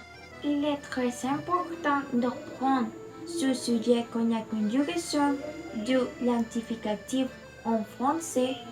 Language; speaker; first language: French; non-native, learner; Spanish